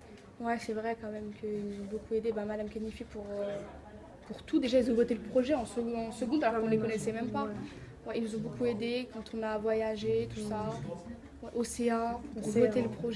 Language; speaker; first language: French; native; French